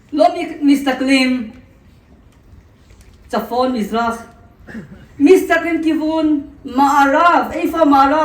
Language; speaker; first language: Hebrew; non-native, fluent; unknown